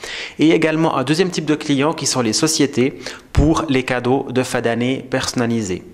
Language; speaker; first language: French; native; French